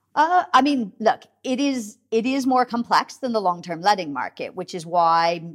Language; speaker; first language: English; native; English